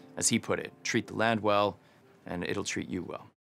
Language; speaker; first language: English; native; English